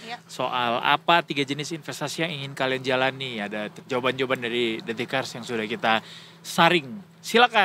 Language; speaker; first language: Indonesian; native; Indonesian